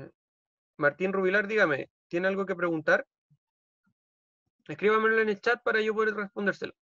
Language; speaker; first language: Spanish; native; Spanish